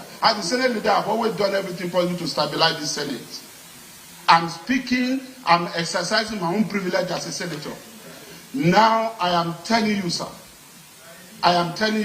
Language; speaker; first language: English; non-native, local second language; Yoruba